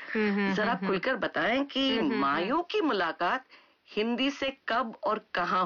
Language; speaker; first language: Hindi; native; Hindi